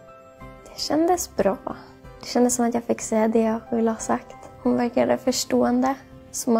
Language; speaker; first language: Swedish; native; Swedish